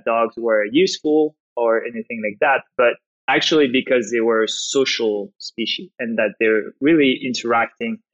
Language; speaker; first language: English; non-native, fluent; French